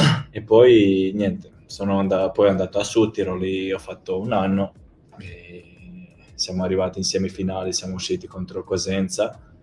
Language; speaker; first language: Italian; non-native, fluent; Croatian